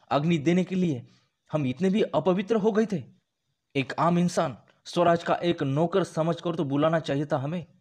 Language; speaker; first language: Hindi; non-native, local second language; Marathi